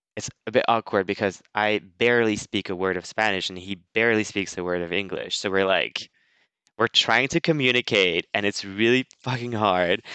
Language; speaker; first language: English; non-native, fluent; French